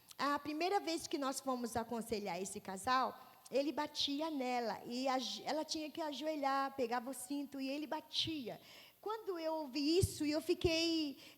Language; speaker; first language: Portuguese; native; Portuguese